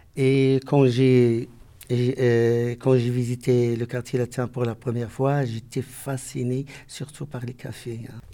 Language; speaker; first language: French; non-native, local second language; Arabic